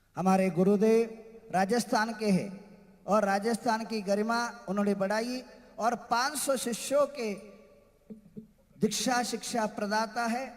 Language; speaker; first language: Hindi; non-native, local second language; Kannada